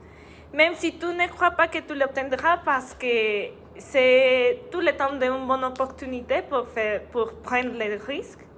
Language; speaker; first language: French; non-native, learner; Spanish